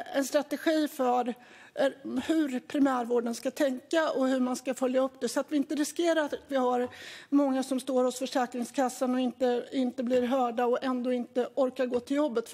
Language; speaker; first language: Swedish; native; Swedish